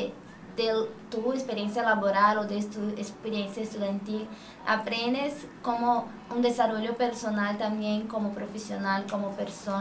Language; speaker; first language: Spanish; non-native, fluent; Portuguese